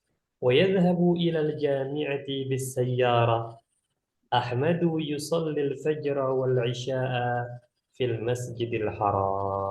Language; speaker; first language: Arabic; non-native, fluent; Indonesian